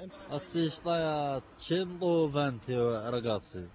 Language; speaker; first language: Italian; non-native, learner; Arabic